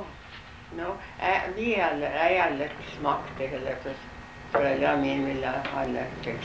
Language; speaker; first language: Norwegian; early bilingual, heritage; Norwegian